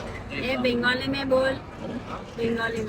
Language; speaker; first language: Hindi; non-native, local second language; Telugu